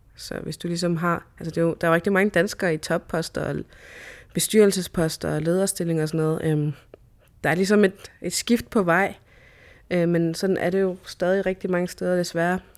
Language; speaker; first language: Danish; native; Danish